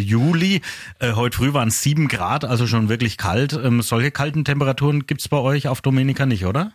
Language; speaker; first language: German; native; German